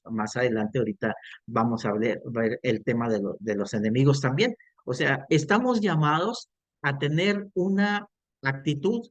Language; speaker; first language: Spanish; native; Spanish